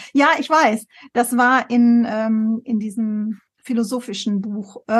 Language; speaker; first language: German; native; German